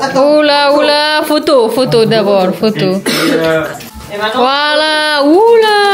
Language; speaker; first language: French; non-native, learner; Indonesian